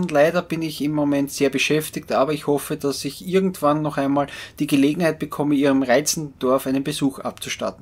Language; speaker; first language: German; native; German